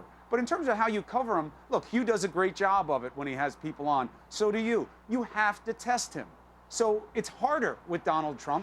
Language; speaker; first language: English; native; English